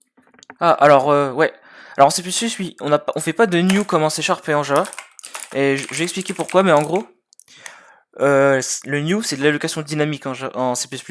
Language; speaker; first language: French; native; French